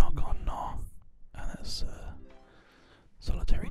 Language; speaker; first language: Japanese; non-native, learner; English